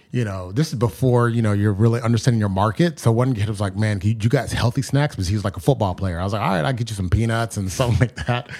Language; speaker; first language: English; native; English